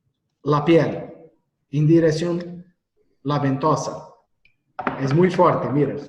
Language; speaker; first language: Spanish; non-native, learner; Portuguese